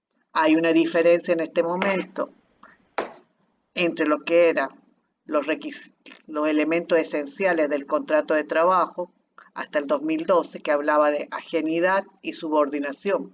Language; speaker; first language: Spanish; native; Spanish